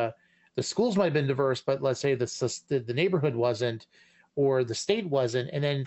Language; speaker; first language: English; native; English